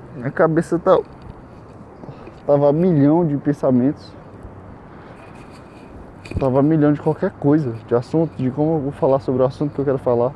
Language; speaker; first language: Portuguese; native; Portuguese